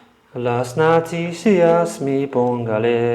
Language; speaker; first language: Spanish; non-native, fluent; Russian